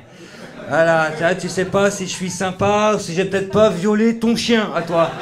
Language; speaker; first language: French; native; French